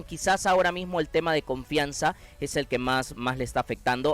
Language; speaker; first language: Spanish; native; Spanish